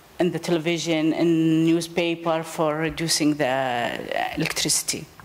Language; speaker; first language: English; non-native, learner; Arabic